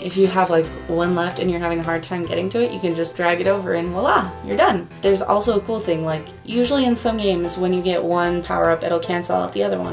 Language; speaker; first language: English; native; English